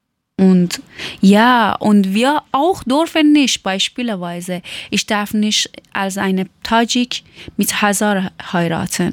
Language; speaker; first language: German; non-native, learner; Persian